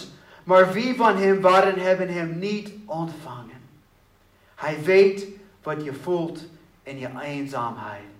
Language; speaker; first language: Dutch; non-native, learner; English